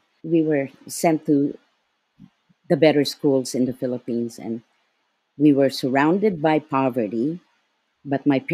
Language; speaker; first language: English; non-native, local second language; Filipino